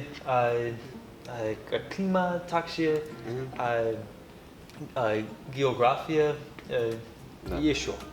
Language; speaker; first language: Russian; non-native, learner; English